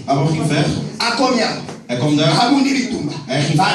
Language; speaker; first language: Dutch; non-native, learner; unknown